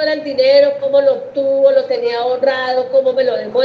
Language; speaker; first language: Spanish; native; Spanish